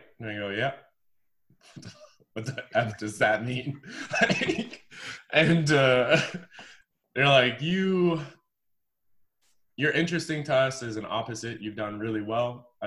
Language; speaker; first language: English; native; English